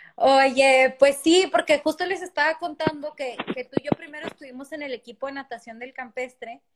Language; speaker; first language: Spanish; native; Spanish